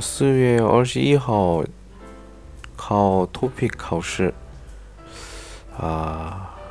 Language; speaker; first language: Chinese; non-native, learner; Korean